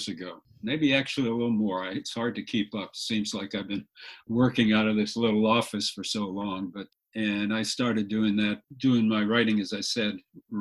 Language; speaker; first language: English; native; English